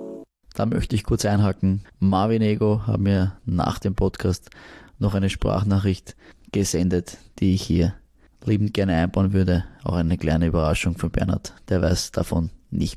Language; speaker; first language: German; native; German